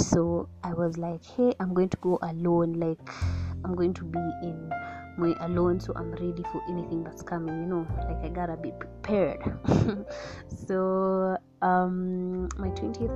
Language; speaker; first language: English; non-native, local second language; Swahili